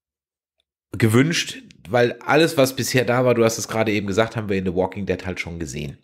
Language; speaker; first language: German; native; German